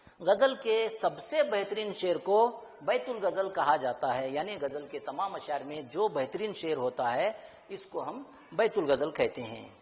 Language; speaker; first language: Urdu; native; Urdu